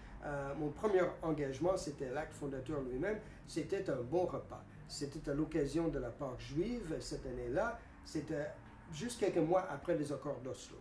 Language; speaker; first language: French; non-native, fluent; English